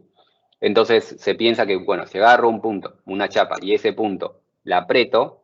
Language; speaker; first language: Spanish; native; Spanish